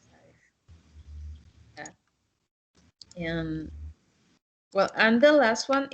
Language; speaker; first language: English; non-native, fluent; Spanish